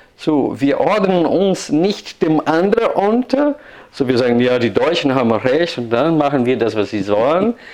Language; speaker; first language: German; non-native, fluent; Portuguese